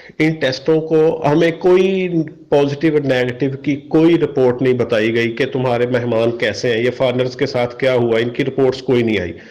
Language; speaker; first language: Urdu; non-native, local second language; Punjabi